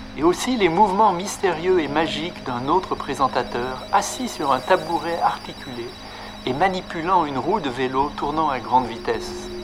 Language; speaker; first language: French; native; French